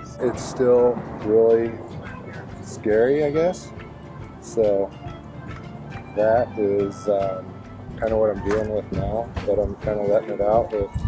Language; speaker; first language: English; native; English